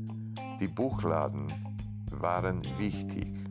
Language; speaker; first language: German; non-native, learner; Spanish